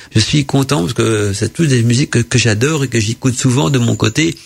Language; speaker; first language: French; non-native, fluent; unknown